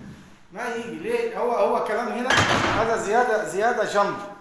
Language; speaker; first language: Arabic; non-native, learner; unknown